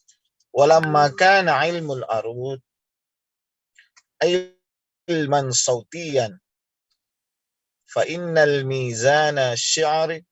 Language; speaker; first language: Arabic; non-native, fluent; Indonesian